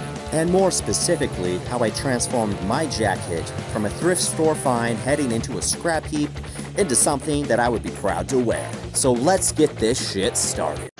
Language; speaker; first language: English; native; English